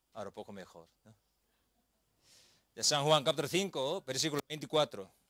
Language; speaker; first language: Spanish; non-native, learner; Korean